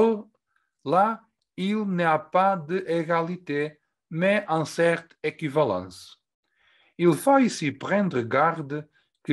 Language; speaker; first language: French; non-native, fluent; Portuguese